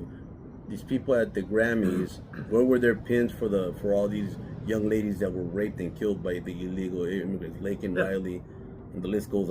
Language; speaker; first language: English; native; English